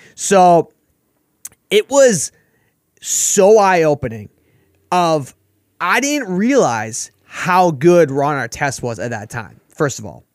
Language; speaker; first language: English; native; English